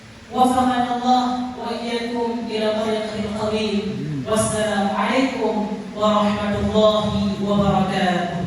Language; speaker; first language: Arabic; non-native, fluent; Achinese